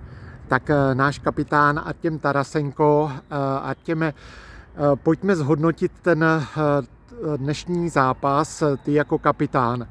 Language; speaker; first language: Czech; native; Czech